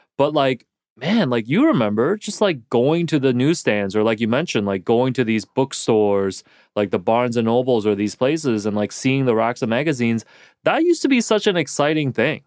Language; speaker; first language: English; native; English